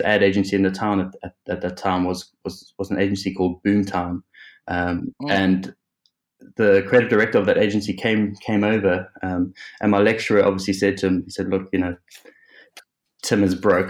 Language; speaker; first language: English; native; English